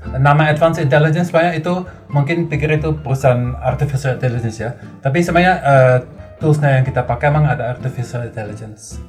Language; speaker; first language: Indonesian; non-native, fluent; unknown